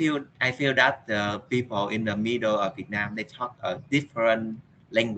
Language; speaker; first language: English; non-native, learner; Vietnamese